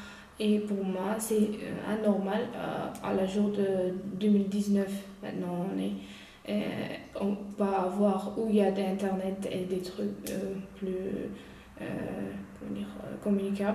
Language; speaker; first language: French; non-native, learner; Uyghur